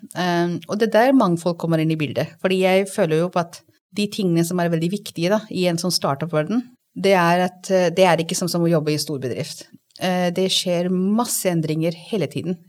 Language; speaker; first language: Norwegian; non-native, fluent; Hindi